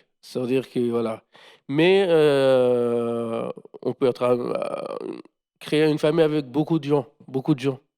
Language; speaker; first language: French; non-native, learner; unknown